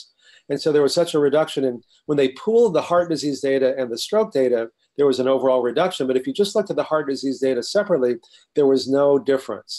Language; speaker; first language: English; native; English